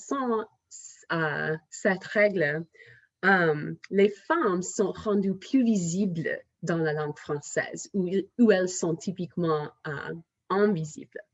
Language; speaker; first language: French; non-native, fluent; English